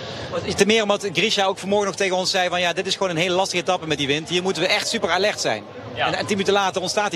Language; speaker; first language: Dutch; native; Dutch